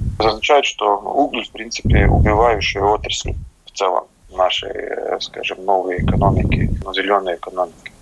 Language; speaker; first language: Russian; non-native, local second language; Latvian